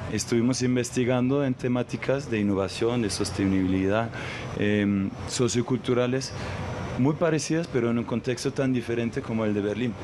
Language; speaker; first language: Spanish; non-native, fluent; German